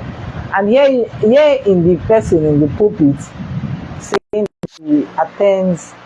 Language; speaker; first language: English; non-native, local second language; Igbo